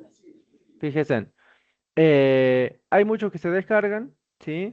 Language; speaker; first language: Spanish; native; Spanish